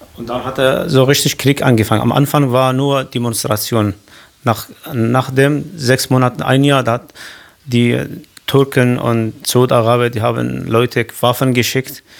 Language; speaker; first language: German; non-native, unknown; Kurdish